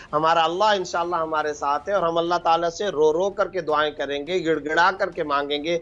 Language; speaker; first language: Urdu; native; Urdu